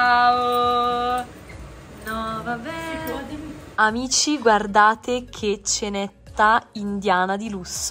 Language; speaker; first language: Italian; native; Italian